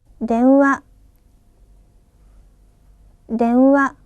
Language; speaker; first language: Japanese; non-native, learner; Thai